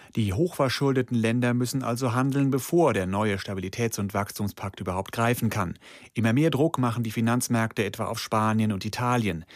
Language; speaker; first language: German; native; German